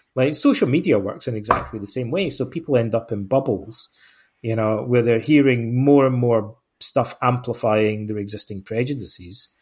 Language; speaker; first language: English; native; English